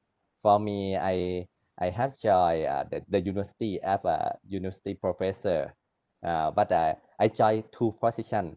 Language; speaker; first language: English; non-native, learner; Thai